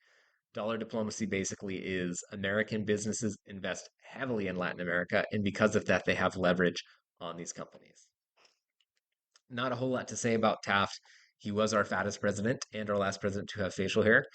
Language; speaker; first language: English; native; English